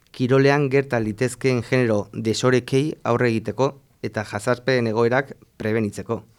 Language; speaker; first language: Basque; non-native, local second language; Spanish